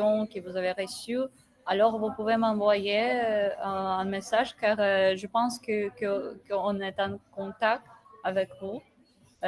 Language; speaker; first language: French; non-native, learner; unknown